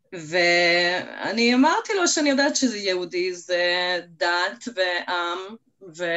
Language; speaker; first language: Hebrew; non-native, fluent; Hungarian